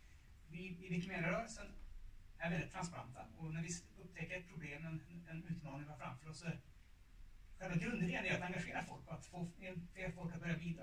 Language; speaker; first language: Swedish; native; Swedish